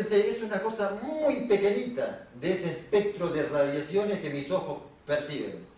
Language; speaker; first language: Spanish; native; Spanish